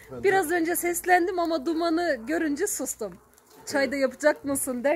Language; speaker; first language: Turkish; native; Turkish